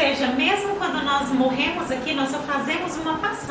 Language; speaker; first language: Portuguese; native; Portuguese